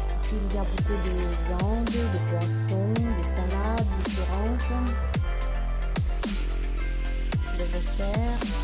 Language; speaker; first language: French; non-native, learner; Russian